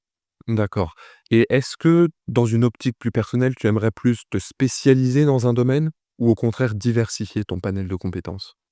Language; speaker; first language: French; native; French